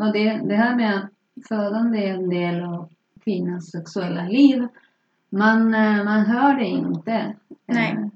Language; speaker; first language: Swedish; non-native, fluent; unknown